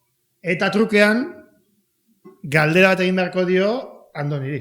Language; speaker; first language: Basque; native; Basque